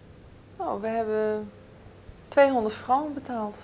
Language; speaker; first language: Dutch; native; Dutch